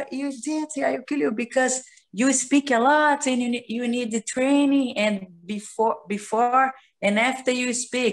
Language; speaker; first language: English; non-native, learner; Portuguese